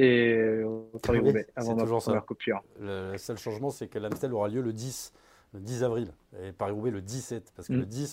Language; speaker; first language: French; native; French